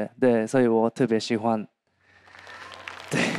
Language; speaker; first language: Chinese; non-native, learner; Japanese